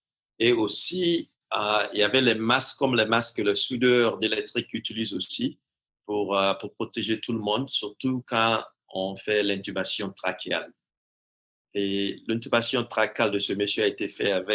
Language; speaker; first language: French; non-native, fluent; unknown